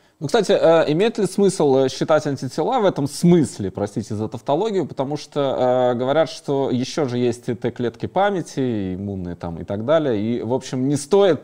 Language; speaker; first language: Russian; native; Russian